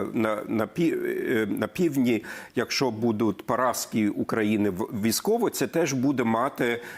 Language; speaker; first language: Ukrainian; non-native, fluent; German